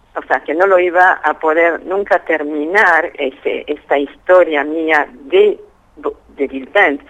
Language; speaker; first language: Spanish; early bilingual, other home language; French